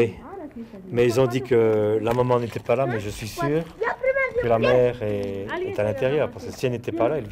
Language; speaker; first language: French; native; French